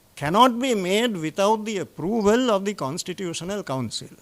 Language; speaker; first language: English; non-native, local second language; Sinhala